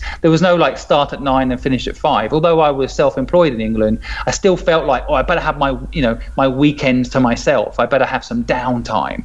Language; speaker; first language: English; native; English